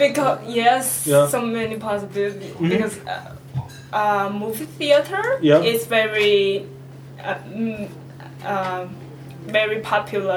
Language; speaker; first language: English; non-native, learner; Chinese